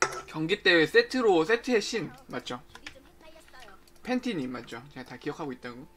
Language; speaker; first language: Korean; native; Korean